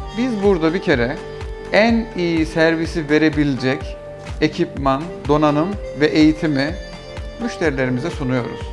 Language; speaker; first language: Turkish; early bilingual, heritage; Turkish